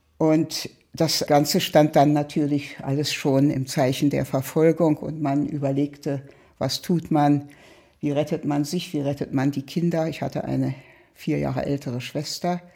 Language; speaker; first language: German; native; German